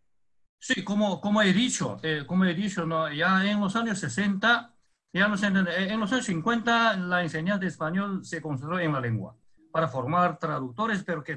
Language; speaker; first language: Spanish; non-native, fluent; Chinese